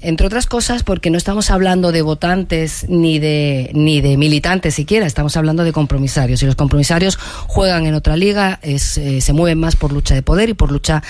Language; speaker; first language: Spanish; native; Spanish